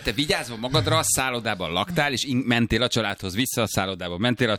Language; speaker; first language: Hungarian; native; Hungarian